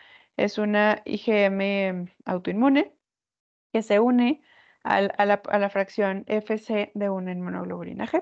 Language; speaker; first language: Spanish; native; Spanish